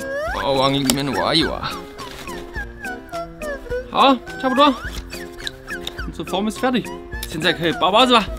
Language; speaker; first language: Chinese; non-native, fluent; German